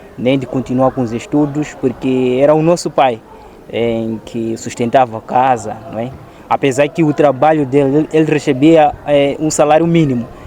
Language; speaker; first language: Portuguese; non-native, local second language; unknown